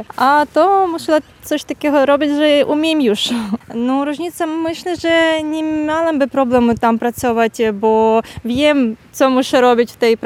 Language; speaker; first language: Polish; non-native, learner; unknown